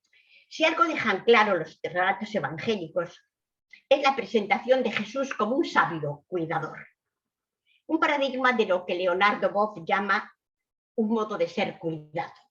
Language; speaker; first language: Spanish; native; Spanish